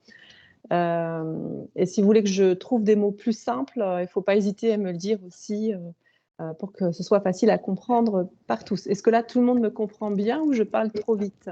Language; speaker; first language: French; native; French